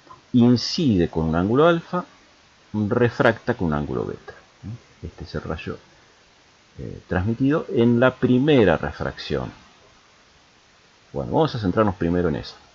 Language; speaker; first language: Spanish; native; Spanish